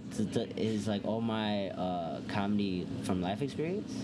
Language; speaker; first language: English; native; English